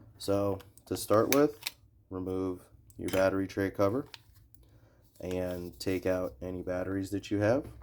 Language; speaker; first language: English; native; English